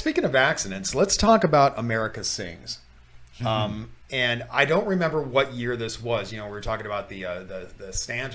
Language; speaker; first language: English; native; English